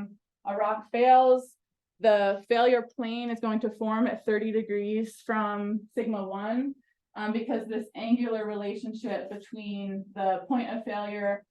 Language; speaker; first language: English; native; English